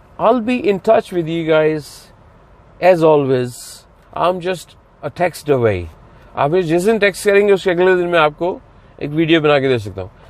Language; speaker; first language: Urdu; native; Urdu